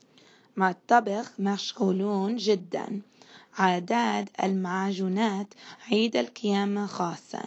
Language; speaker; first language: Arabic; non-native, learner; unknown